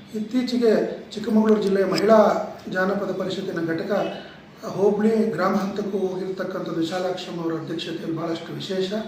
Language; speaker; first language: Kannada; native; Kannada